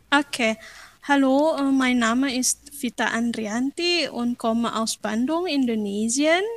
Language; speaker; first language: German; non-native, fluent; Indonesian